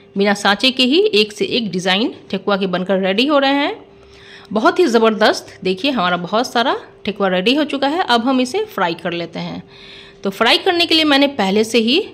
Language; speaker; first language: Hindi; native; Hindi